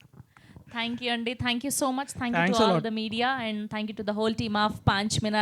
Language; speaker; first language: Telugu; native; Telugu